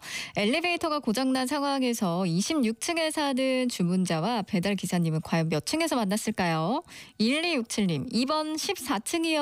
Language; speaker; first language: Korean; native; Korean